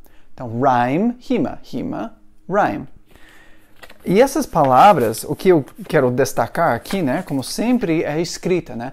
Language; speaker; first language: Portuguese; non-native, fluent; English